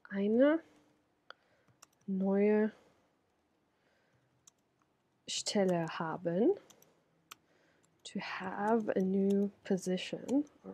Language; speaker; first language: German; non-native, fluent; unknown